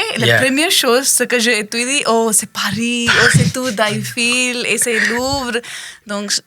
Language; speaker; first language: French; non-native, learner; Hindi